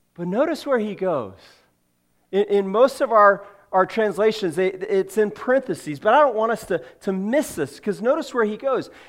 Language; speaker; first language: English; native; English